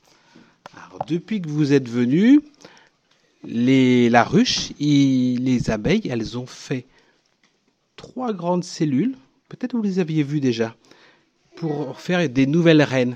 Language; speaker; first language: French; native; French